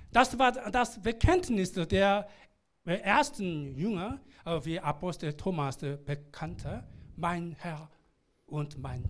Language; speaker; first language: German; non-native, learner; Korean